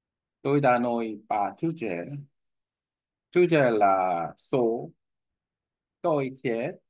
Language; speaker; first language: Vietnamese; non-native, learner; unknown